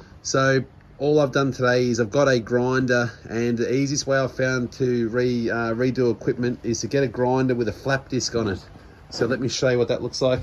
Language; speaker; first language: English; native; English